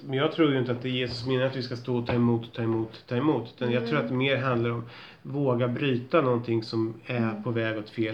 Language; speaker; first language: Swedish; native; Swedish